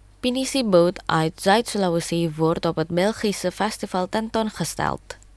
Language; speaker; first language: Dutch; non-native, fluent; Indonesian